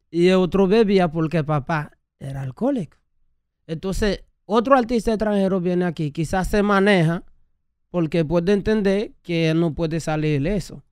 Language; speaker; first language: Spanish; native; Spanish